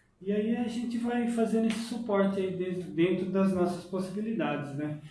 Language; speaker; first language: Portuguese; native; Portuguese